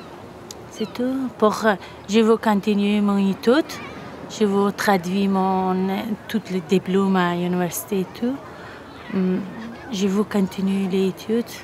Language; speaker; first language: French; non-native, learner; Persian